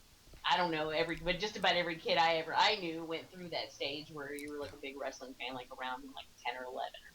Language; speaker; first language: English; native; English